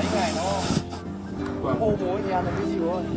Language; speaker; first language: Vietnamese; native; Vietnamese